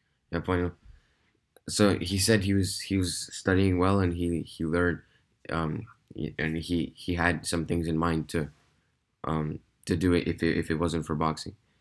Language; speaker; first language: English; early bilingual, other home language; Russian